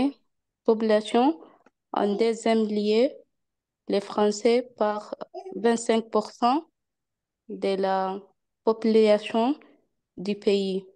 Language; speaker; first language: French; non-native, learner; Spanish